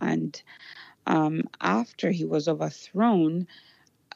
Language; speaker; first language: English; non-native, local second language; Ganda